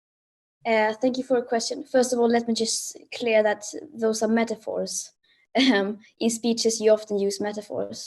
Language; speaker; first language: English; non-native, fluent; Swedish